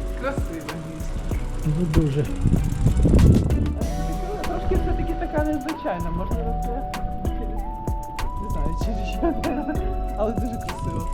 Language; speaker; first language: Ukrainian; native; Ukrainian